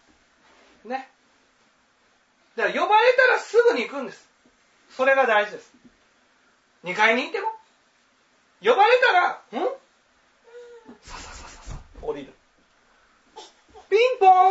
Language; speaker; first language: Japanese; native; Japanese